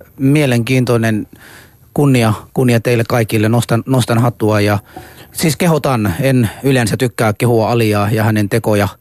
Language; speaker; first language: Finnish; non-native, fluent; Persian